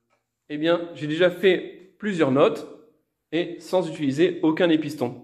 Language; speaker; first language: French; native; French